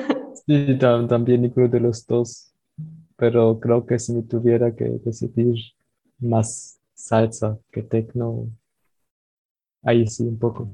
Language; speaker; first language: Spanish; early bilingual, heritage; Spanish